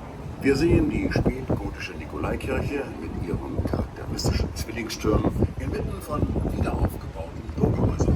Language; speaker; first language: German; native; German